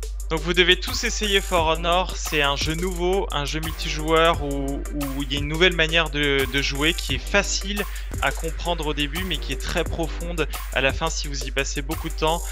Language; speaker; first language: French; native; French